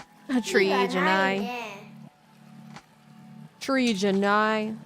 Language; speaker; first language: Japanese; non-native, learner; English